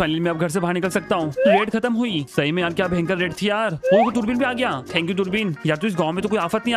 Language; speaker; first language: Hindi; native; Hindi